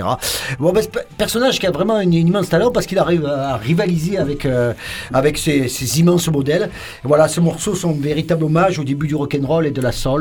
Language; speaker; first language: French; native; French